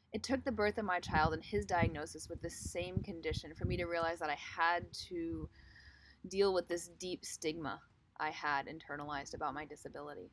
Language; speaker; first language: English; native; English